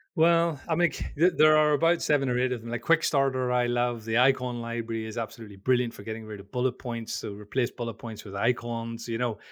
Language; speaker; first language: English; native; English